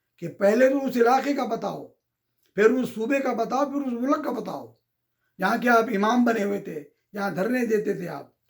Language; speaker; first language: Urdu; native; Urdu